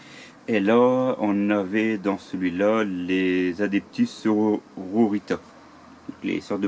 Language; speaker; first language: French; native; French